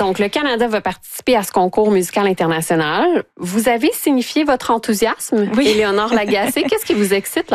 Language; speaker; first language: French; native; French